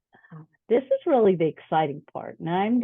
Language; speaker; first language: English; native; English